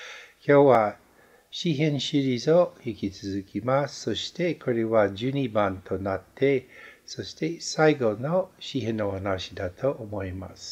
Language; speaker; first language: Japanese; non-native, fluent; English